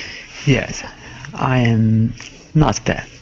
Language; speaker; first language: English; non-native, learner; Arabic